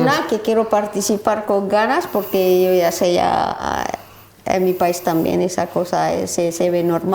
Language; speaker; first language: Spanish; non-native, learner; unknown